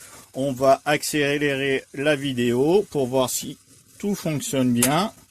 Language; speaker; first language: French; native; French